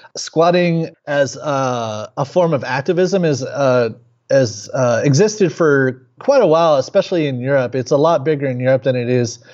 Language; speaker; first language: English; native; English